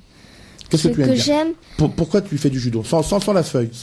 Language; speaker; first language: French; native; French